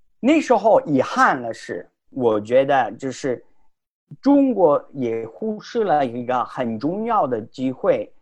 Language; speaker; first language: Chinese; non-native, fluent; Italian